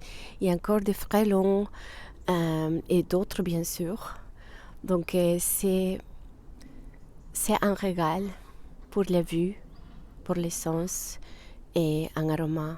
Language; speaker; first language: French; non-native, fluent; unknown